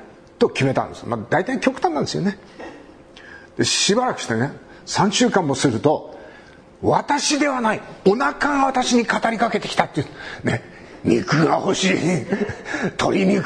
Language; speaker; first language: Japanese; native; Japanese